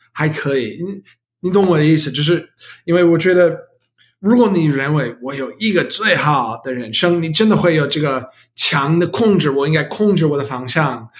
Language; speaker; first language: Chinese; non-native, learner; English